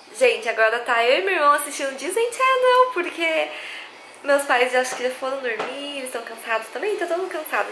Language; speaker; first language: Portuguese; native; Portuguese